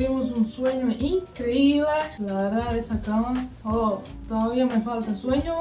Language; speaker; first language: Spanish; non-native, fluent; Estonian